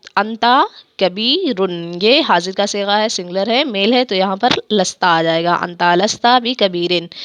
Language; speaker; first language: Urdu; native; Urdu